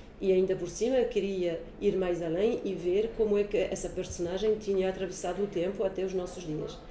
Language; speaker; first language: Portuguese; non-native, fluent; French